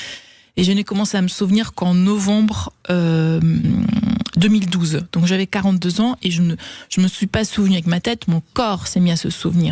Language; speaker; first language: French; native; French